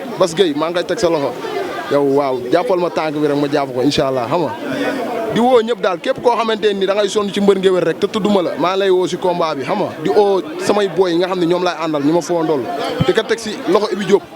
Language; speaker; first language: Wolof; native; Wolof